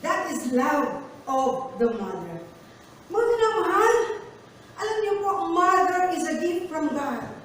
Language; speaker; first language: English; non-native, local second language; Filipino